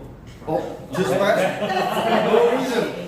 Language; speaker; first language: English; early bilingual, other home language; Korean